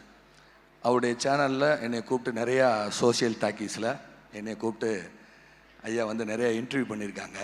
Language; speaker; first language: Tamil; native; Tamil